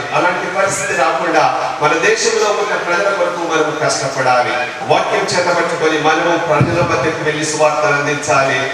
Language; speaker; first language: Telugu; non-native, local second language; Lambadi